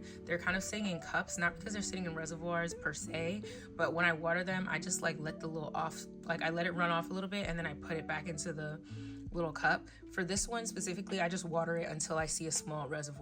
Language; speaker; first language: English; native; English